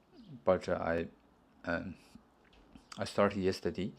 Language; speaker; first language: English; non-native, learner; Chinese